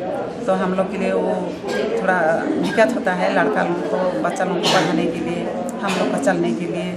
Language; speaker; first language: Hindi; non-native, local second language; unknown